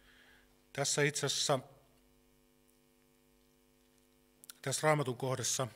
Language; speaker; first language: Finnish; native; Finnish